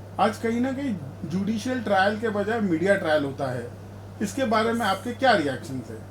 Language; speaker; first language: Hindi; native; Hindi